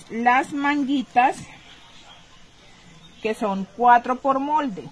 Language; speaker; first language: Spanish; native; Spanish